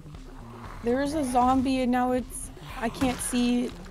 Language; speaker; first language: English; native; English